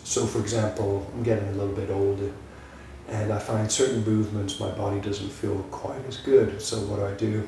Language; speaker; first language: English; native; English